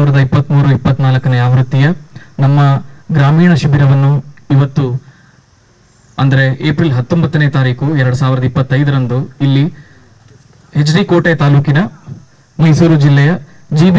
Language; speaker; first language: Kannada; native; Kannada